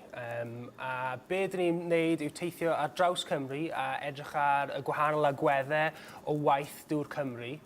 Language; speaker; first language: Welsh; native; Welsh